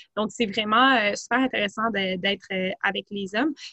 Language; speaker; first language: French; native; French